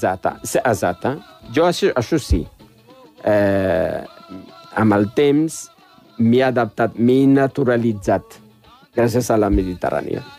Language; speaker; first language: Catalan; non-native, fluent; Riffian